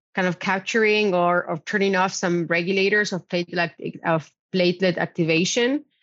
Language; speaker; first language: English; non-native, fluent; Spanish